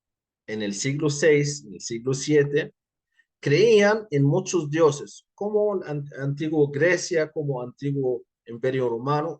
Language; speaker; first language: Spanish; non-native, fluent; Arabic